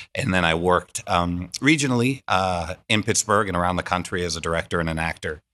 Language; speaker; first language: English; native; English